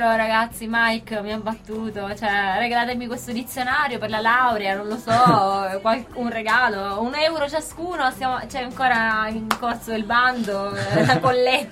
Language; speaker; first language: Italian; native; Italian